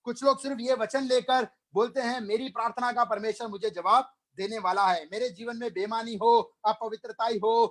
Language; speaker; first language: Hindi; non-native, local second language; Malayalam